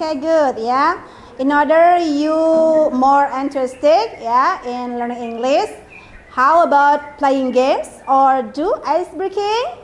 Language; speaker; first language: English; non-native, fluent; Indonesian